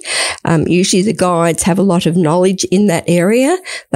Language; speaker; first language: English; native; English